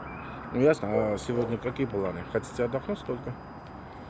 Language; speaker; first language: Russian; non-native, fluent; Armenian